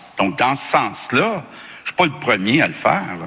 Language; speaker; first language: French; native; French